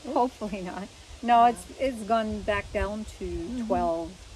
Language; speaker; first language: English; early bilingual, other home language; French